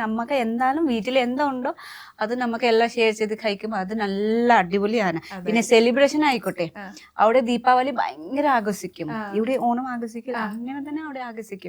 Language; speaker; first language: Malayalam; non-native, fluent; Nepali